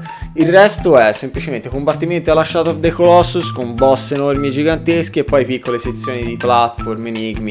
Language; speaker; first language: Italian; native; Italian